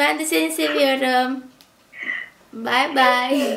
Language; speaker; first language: Turkish; native; Turkish